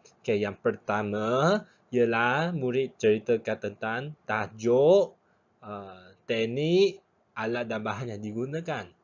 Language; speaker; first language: Malay; non-native, local second language; Chinese